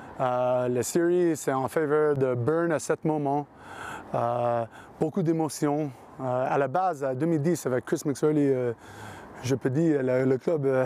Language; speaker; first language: French; non-native, learner; English